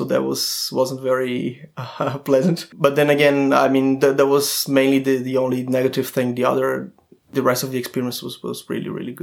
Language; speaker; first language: English; non-native, fluent; Portuguese